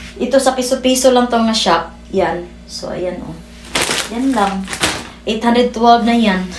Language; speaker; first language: Filipino; non-native, local second language; Cebuano